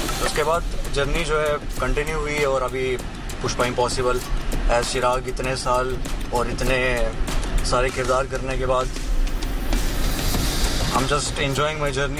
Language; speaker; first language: Hindi; native; Hindi